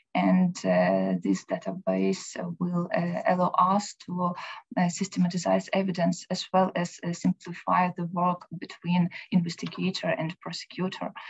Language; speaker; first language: English; non-native, learner; Ukrainian